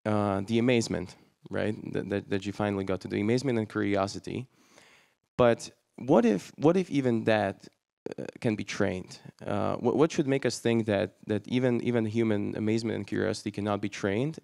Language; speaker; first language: English; non-native, fluent; Slovak